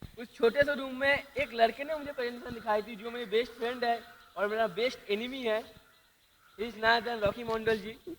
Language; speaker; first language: Hindi; non-native, local second language; Bangla